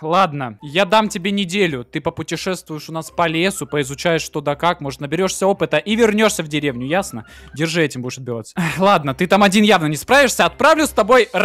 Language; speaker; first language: Russian; native; Russian